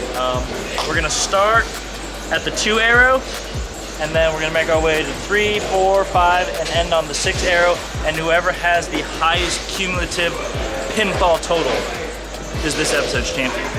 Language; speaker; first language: English; native; English